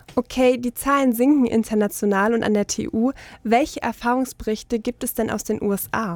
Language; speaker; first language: German; native; German